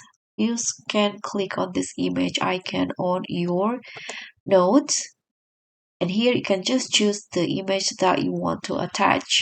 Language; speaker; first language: English; non-native, fluent; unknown